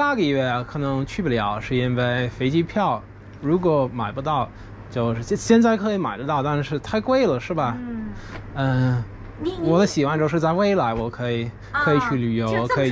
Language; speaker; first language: Chinese; non-native, fluent; English